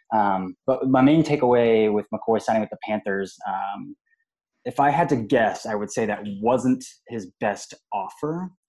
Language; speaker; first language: English; native; English